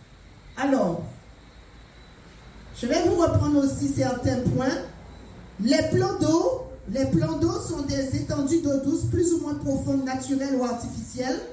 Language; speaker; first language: French; native; French